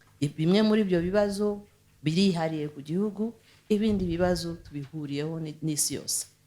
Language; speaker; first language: Kinyarwanda; early bilingual, heritage; Kinyarwanda